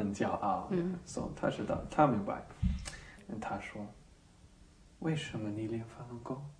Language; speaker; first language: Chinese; non-native, learner; English